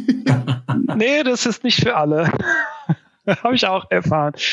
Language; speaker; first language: German; non-native, fluent; Swedish